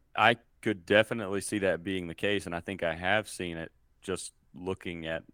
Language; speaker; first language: English; native; English